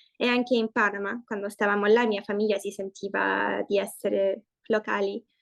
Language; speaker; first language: Italian; early bilingual, heritage; Italian